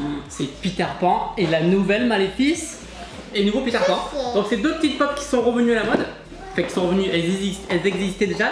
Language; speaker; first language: French; native; French